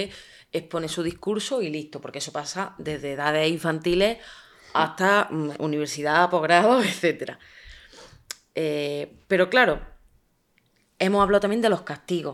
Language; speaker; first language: Spanish; native; Spanish